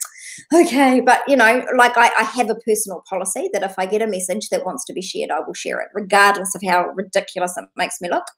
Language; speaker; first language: English; native; English